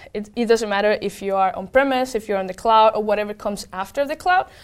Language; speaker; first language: English; non-native, fluent; Spanish